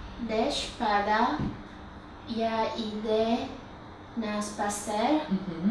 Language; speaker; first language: Polish; non-native, learner; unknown